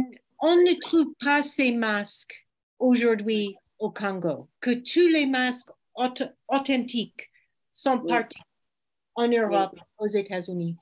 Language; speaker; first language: French; non-native, fluent; English